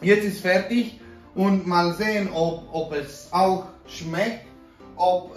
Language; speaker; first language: German; non-native, fluent; Romanian